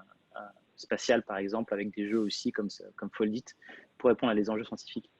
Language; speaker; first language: French; native; French